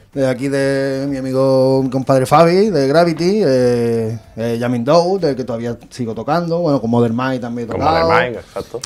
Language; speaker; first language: Spanish; native; Spanish